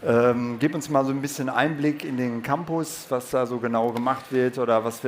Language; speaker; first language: German; native; German